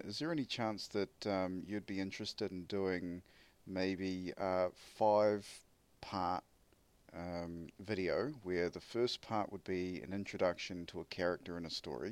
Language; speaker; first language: English; native; English